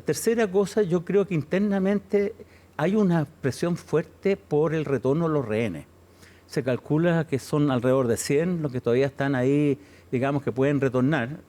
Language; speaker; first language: Spanish; native; Spanish